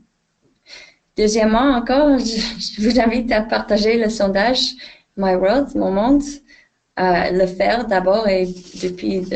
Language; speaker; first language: French; non-native, fluent; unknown